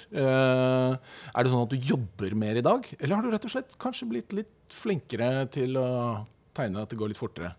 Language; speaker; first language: Norwegian; native; Norwegian